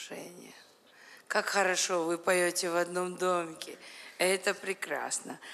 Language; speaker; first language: Russian; non-native, fluent; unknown